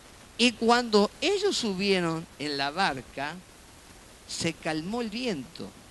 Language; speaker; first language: Spanish; native; Spanish